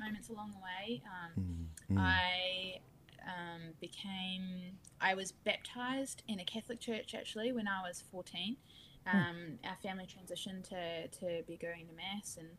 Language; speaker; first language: English; native; English